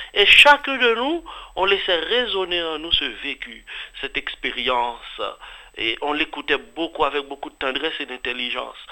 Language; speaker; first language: French; non-native, local second language; Haitian Creole